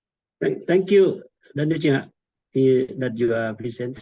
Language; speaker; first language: English; non-native, fluent; Thai